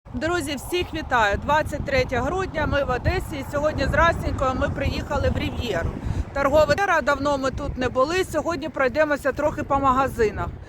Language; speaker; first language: Ukrainian; non-native, local second language; Russian